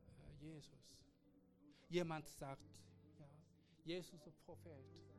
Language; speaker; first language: German; non-native, learner; Korean